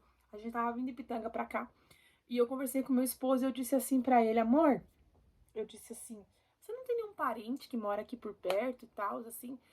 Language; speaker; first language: Portuguese; native; Portuguese